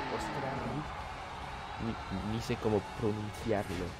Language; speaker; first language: Spanish; non-native, learner; French